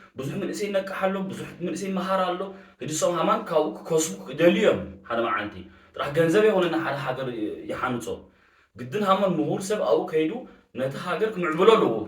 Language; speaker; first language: Tigrinya; early bilingual, heritage; Tigrinya